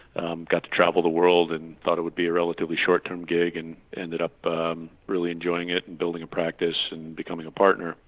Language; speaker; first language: English; native; English